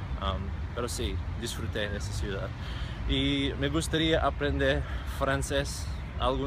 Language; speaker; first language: Spanish; non-native, fluent; English